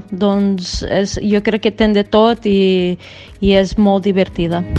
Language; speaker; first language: Catalan; non-native, fluent; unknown